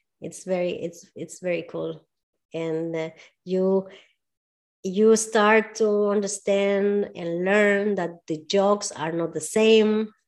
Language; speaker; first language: English; non-native, fluent; Spanish